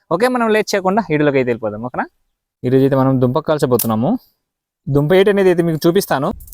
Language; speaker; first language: Telugu; native; Telugu